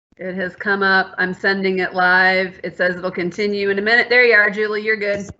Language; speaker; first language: English; native; English